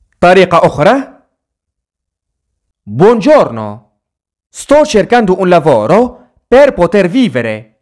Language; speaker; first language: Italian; non-native, fluent; Arabic